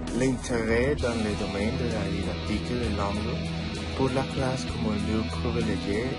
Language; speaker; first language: French; non-native, learner; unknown